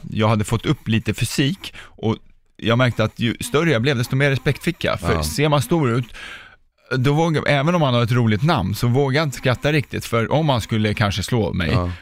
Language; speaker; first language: Swedish; early bilingual, other home language; Czech